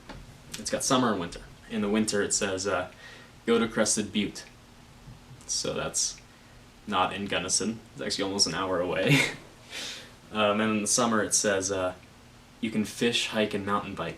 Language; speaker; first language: English; native; English